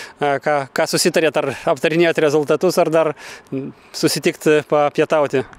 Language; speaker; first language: Lithuanian; native; Lithuanian